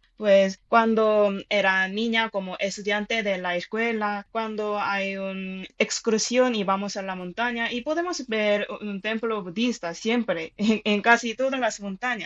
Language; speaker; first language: Spanish; non-native, fluent; Korean